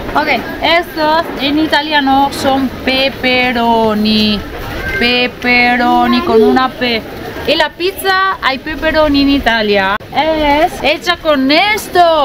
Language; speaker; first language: Spanish; non-native, fluent; Italian